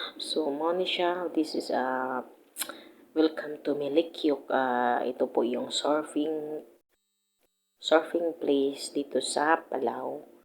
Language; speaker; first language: Filipino; non-native, local second language; Cebuano